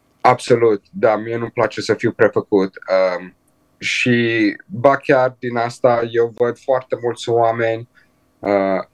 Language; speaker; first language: Romanian; early bilingual, heritage; Romanian